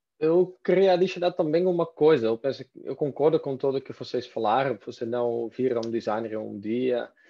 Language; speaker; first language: Portuguese; non-native, fluent; Dutch